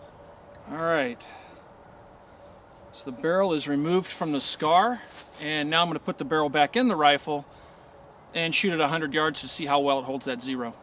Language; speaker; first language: English; native; English